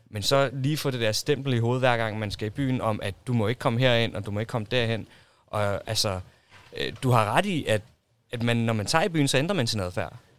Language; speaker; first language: Danish; early bilingual, other home language; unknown